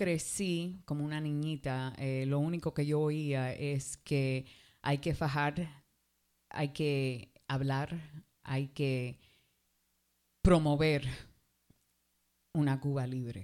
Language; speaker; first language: English; early bilingual, other home language; Spanish